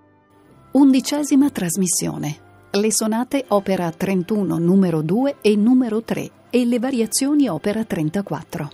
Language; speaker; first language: Italian; native; Italian